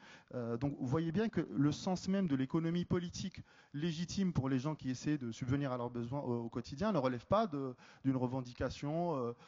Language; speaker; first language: French; native; French